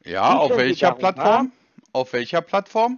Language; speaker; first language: German; native; German